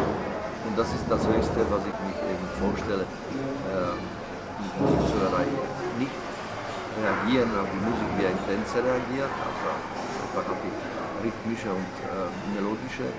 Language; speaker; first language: German; non-native, fluent; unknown